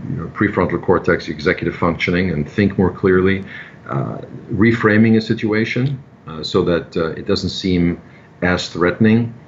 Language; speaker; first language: English; non-native, fluent; German